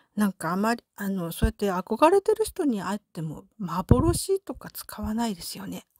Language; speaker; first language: Japanese; native; Japanese